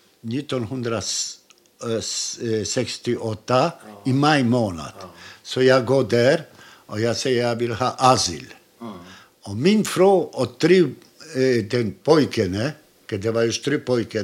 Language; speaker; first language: Swedish; non-native, learner; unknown